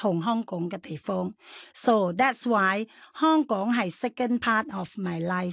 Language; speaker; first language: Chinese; non-native, fluent; Thai